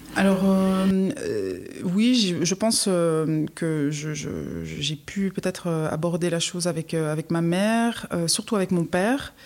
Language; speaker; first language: French; native; French